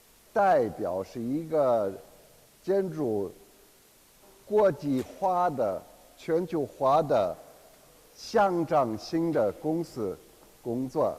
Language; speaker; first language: Chinese; non-native, fluent; German